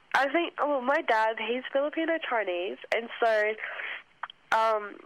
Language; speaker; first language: English; non-native, local second language; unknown